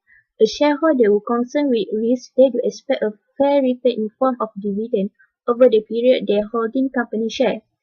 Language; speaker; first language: English; non-native, learner; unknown